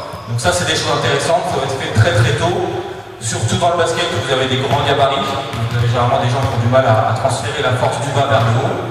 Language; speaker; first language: French; native; French